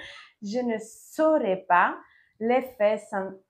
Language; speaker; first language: French; non-native, learner; Spanish